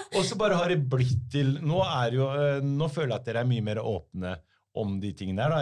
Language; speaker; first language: Norwegian; early bilingual, other home language; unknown